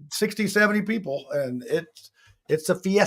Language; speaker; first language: English; native; English